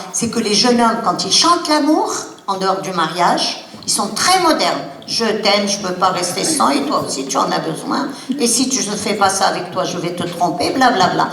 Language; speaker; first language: French; non-native, local second language; Arabic